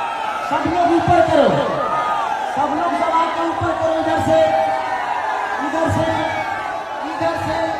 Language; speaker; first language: Hindi; non-native, local second language; Bhojpuri